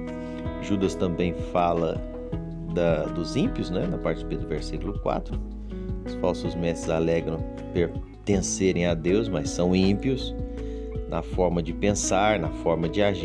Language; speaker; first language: Portuguese; native; Portuguese